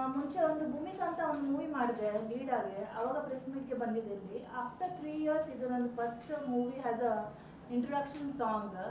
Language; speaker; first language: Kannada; non-native, local second language; Konkani